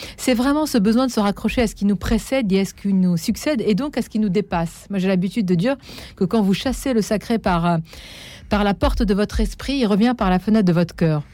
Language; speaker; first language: French; non-native, local second language; Arabic